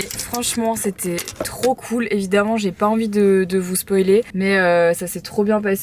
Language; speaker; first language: French; native; French